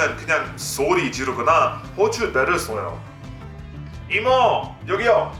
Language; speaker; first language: Korean; non-native, fluent; English